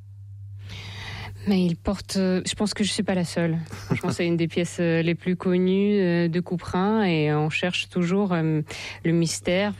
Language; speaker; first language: French; non-native, fluent; Russian